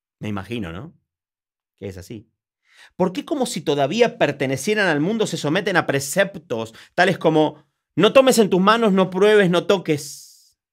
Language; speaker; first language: Spanish; native; Spanish